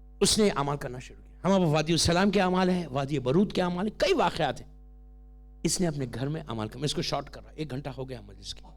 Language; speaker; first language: Urdu; native; Urdu